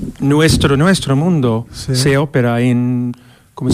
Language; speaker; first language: Spanish; non-native, learner; English